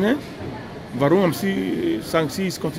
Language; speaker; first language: German; non-native, learner; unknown